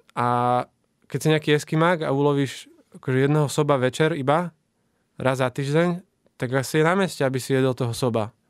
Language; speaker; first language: Slovak; native; Slovak